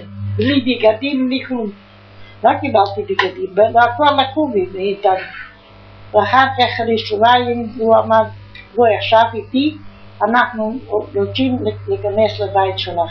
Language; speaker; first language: Hebrew; non-native, fluent; Yiddish